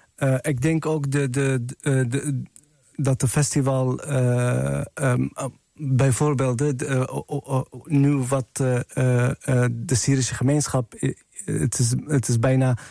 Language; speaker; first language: Dutch; non-native, fluent; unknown